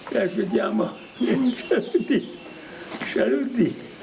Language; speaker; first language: Italian; non-native, local second language; Friulian